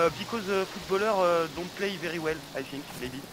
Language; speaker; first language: English; non-native, learner; French